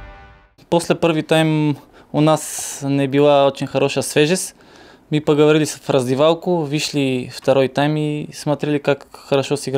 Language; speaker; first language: Russian; non-native, learner; Bulgarian